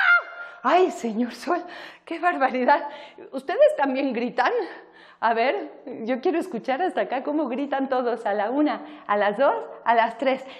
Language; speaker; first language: Spanish; native; Spanish